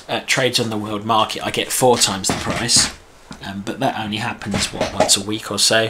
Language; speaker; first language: English; native; English